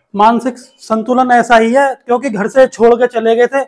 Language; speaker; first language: Hindi; native; Hindi